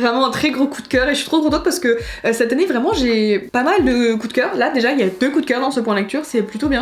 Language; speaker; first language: French; native; French